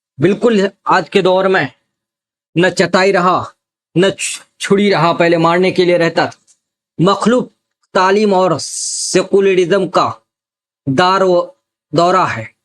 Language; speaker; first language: Urdu; native; Urdu